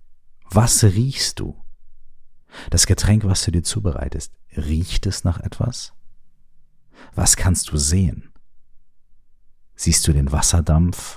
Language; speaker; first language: German; native; German